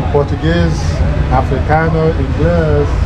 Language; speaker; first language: Portuguese; non-native, learner; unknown